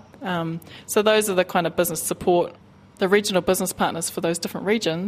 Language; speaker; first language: English; native; English